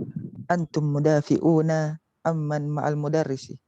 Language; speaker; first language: Arabic; non-native, learner; Indonesian